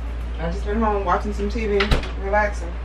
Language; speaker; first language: English; native; English